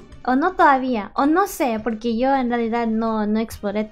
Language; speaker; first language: Spanish; early bilingual, heritage; English